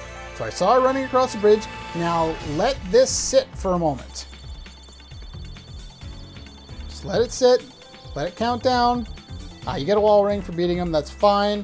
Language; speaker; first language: English; native; English